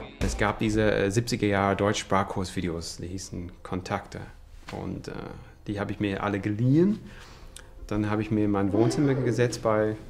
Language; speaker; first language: German; non-native, fluent; English